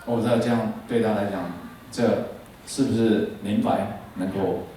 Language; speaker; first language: Chinese; native; Chinese